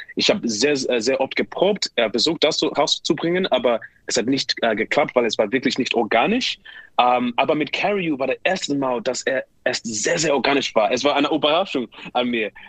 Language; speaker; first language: German; non-native, learner; English